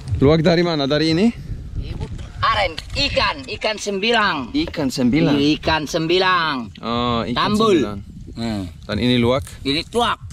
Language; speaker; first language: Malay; non-native, learner; English